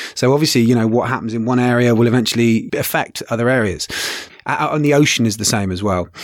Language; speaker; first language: English; native; English